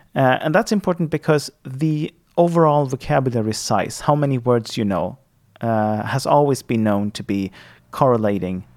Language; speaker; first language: English; non-native, fluent; Swedish